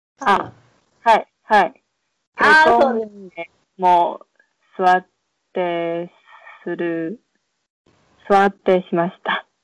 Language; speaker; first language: Japanese; non-native, learner; Chinese